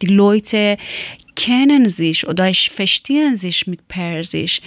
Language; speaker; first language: German; non-native, learner; Persian